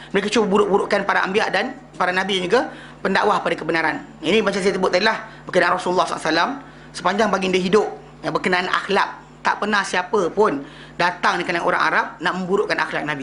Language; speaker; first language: Malay; native; Malay